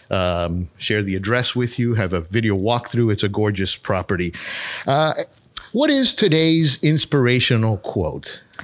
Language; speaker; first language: English; native; English